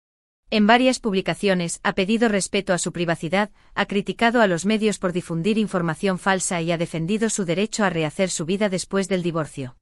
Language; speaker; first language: Spanish; native; Spanish